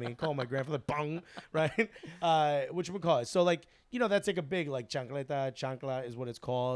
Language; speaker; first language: English; early bilingual, other home language; Spanish